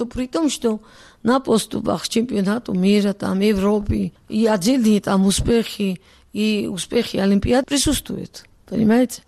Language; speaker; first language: Russian; non-native, local second language; Georgian